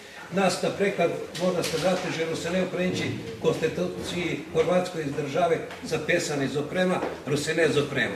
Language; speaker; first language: Ukrainian; early bilingual, heritage; Ukrainian